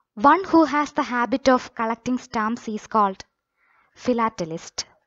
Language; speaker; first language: English; non-native, local second language; Malayalam